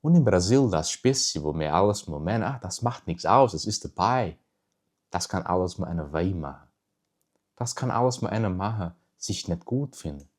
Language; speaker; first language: German; early bilingual, heritage; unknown